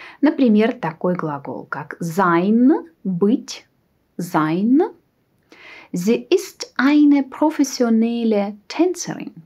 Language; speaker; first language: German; non-native, fluent; Russian